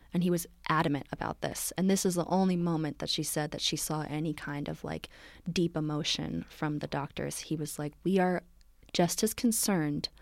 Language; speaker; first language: English; native; English